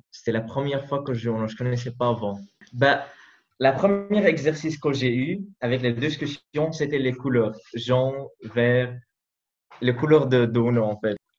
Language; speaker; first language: French; non-native, learner; Arabic